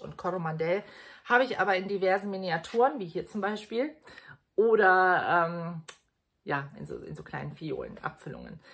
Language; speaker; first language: German; native; German